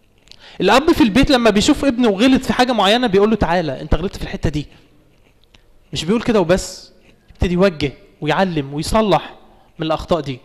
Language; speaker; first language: Arabic; native; Arabic